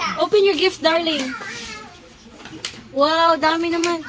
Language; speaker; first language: English; non-native, local second language; Cebuano